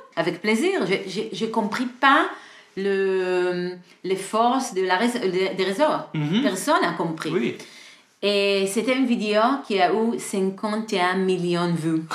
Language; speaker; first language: French; non-native, learner; Hebrew